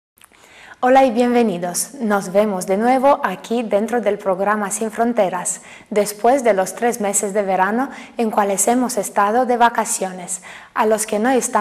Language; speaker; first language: Spanish; non-native, fluent; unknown